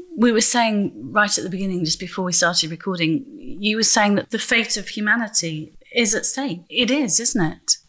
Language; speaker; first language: English; native; English